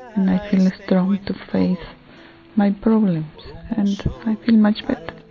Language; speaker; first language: English; non-native, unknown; Spanish